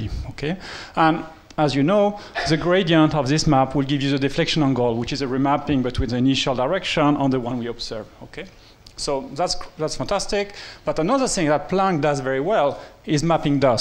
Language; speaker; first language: English; non-native, fluent; French